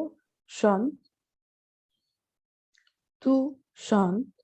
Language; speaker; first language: French; non-native, learner; Bangla